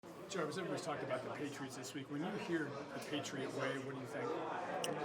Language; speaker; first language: English; native; English